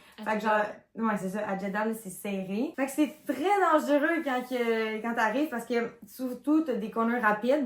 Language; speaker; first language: French; native; French